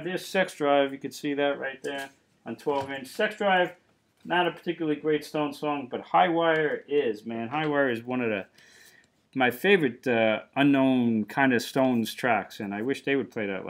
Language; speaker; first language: English; native; English